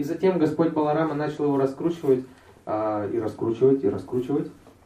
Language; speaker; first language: Russian; native; Russian